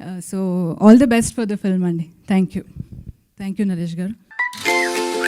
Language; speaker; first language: Telugu; non-native, local second language; Kannada